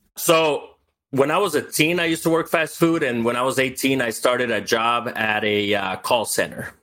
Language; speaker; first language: English; early bilingual, other home language; Spanish